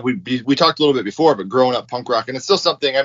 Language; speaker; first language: English; native; English